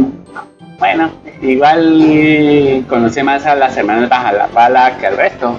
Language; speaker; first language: Spanish; native; Spanish